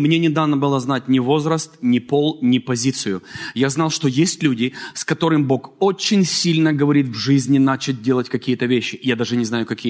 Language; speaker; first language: Russian; native; Russian